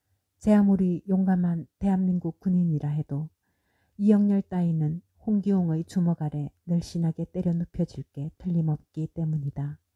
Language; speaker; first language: Korean; native; Korean